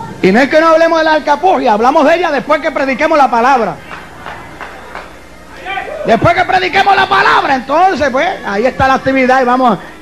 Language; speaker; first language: Spanish; native; Spanish